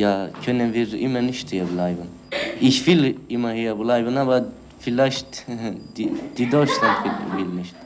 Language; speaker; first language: German; non-native, learner; Turkish